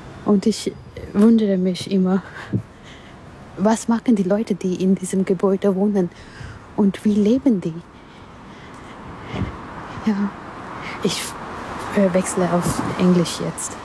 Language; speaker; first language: German; non-native, learner; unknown